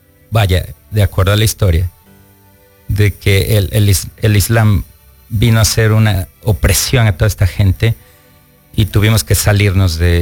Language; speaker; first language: Spanish; native; Spanish